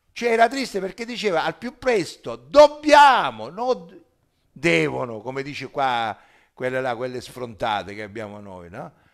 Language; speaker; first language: Italian; native; Italian